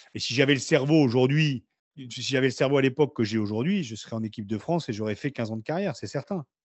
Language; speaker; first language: French; native; French